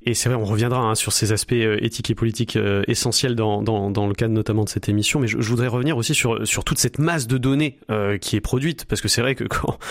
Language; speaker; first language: French; native; French